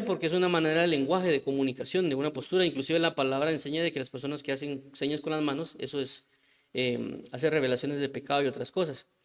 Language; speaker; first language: Spanish; native; Spanish